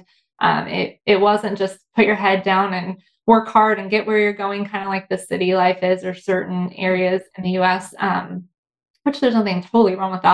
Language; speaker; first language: English; native; English